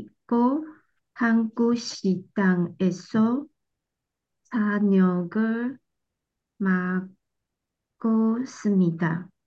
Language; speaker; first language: Korean; non-native, learner; Chinese